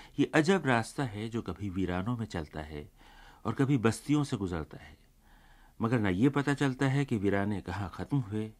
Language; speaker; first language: Urdu; native; Urdu